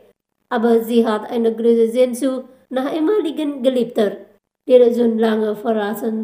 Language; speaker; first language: German; non-native, fluent; Indonesian